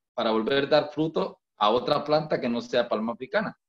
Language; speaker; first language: Spanish; native; Spanish